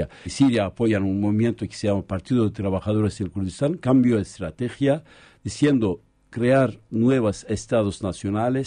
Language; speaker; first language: Spanish; non-native, fluent; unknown